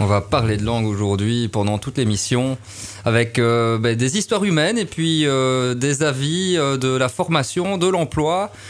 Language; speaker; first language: French; native; French